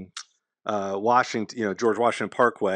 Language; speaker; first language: English; native; English